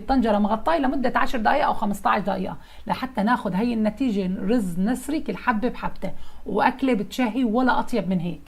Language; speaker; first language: Arabic; native; Arabic